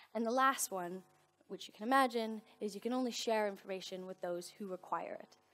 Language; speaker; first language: English; native; English